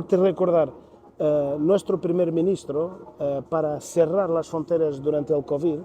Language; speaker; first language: Spanish; non-native, learner; Portuguese